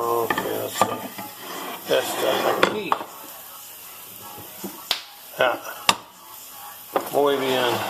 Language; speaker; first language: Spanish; non-native, learner; English